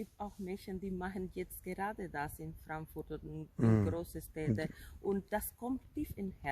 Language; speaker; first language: German; non-native, fluent; Spanish